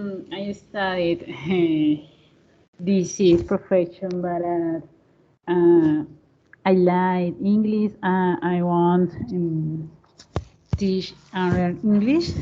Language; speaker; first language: English; non-native, learner; Spanish